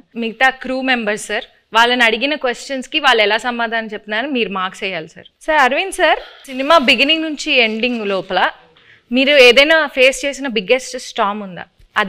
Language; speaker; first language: Telugu; native; Telugu